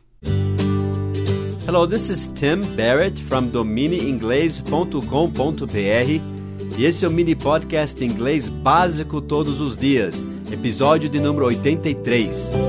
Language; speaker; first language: Portuguese; non-native, fluent; English